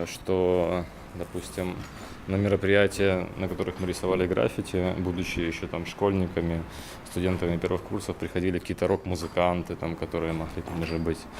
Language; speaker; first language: Russian; native; Russian